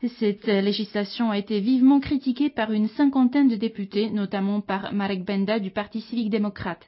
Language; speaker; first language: French; native; French